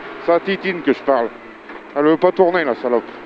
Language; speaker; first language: French; native; French